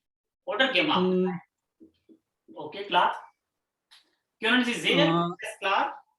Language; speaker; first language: German; non-native, fluent; Hindi